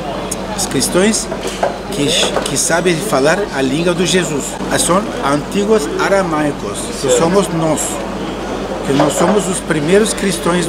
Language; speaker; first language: Portuguese; non-native, learner; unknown